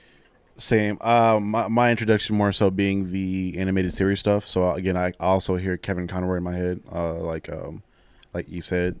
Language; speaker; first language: English; native; English